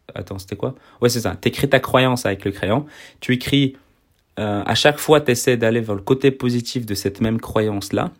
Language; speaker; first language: French; native; French